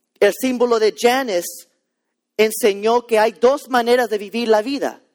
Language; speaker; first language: Spanish; early bilingual, heritage; Spanish